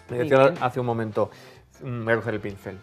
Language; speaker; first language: Spanish; native; Spanish